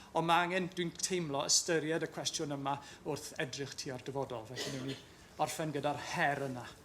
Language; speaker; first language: Welsh; native; Welsh